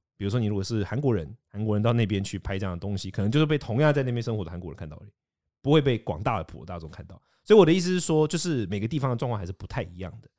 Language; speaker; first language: Chinese; native; Chinese